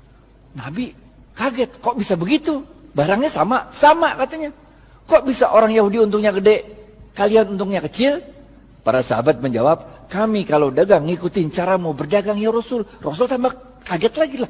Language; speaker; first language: Indonesian; native; Indonesian